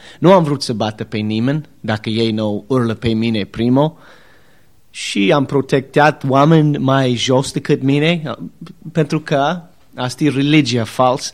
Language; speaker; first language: Romanian; non-native, learner; English